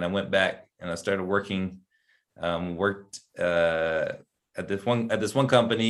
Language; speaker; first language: English; native; English